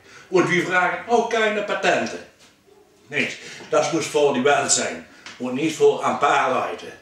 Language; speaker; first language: German; non-native, learner; Dutch